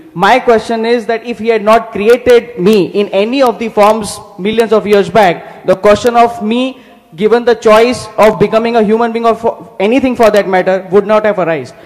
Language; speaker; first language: English; non-native, local second language; Hindi